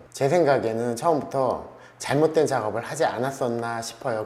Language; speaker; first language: Korean; native; Korean